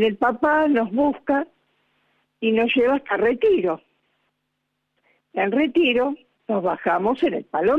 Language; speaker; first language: Spanish; native; Spanish